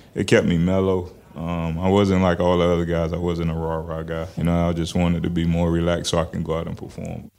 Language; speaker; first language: English; native; English